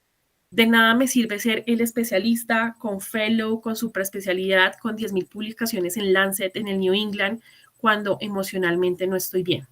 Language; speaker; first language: Spanish; native; Spanish